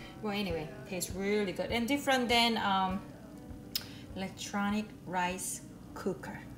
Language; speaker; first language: English; non-native, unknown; Korean